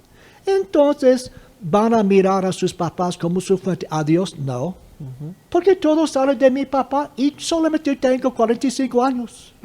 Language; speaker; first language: Spanish; non-native, fluent; English